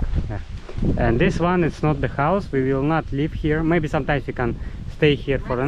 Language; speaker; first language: English; non-native, learner; Russian